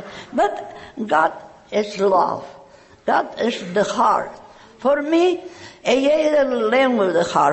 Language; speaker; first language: English; non-native, learner; Catalan